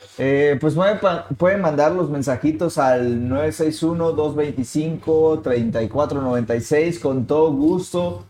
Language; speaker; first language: Spanish; native; Spanish